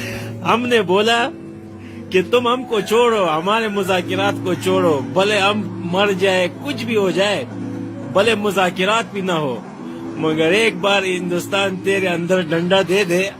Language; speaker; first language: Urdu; non-native, fluent; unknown